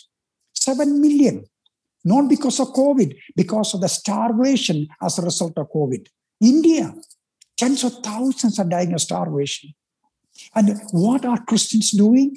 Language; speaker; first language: English; non-native, local second language; Malayalam